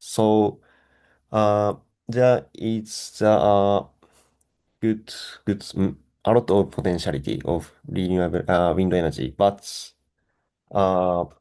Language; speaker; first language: English; non-native, learner; Japanese